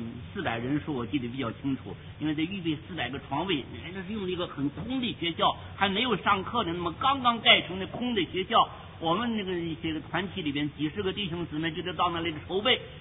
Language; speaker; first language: Chinese; native; Chinese